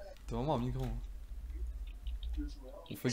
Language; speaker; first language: French; native; French